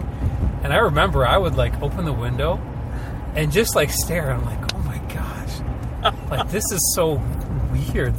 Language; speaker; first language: English; early bilingual, other home language; Ukrainian